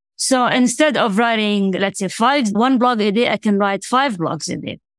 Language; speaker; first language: English; non-native, fluent; Arabic